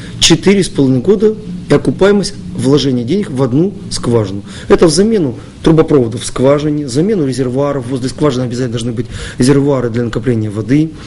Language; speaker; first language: Russian; native; Russian